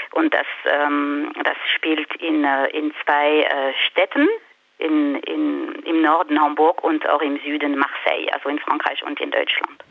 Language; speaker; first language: German; non-native, fluent; French